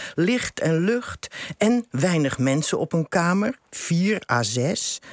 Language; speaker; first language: Dutch; native; Dutch